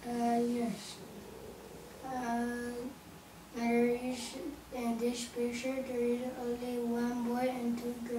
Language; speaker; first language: English; non-native, learner; Greek